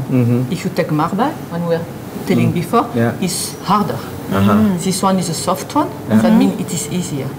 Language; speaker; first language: English; non-native, learner; French